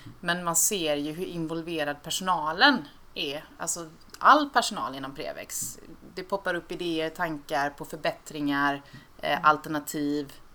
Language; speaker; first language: Swedish; native; Swedish